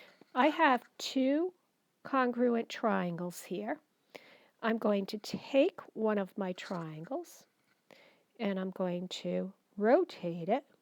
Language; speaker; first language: English; native; English